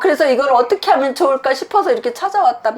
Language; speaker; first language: Korean; native; Korean